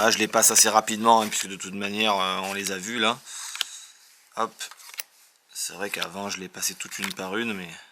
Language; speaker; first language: French; native; French